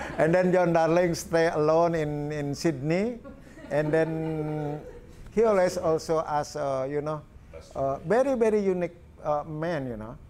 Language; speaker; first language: English; non-native, learner; Balinese